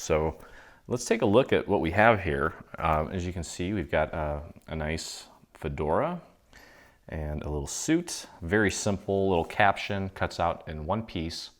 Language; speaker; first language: English; native; English